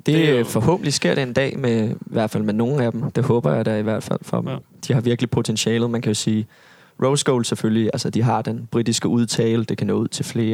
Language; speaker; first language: Danish; native; Danish